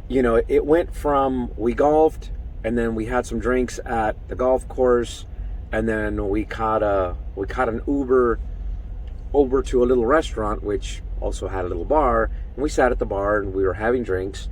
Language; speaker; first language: English; native; English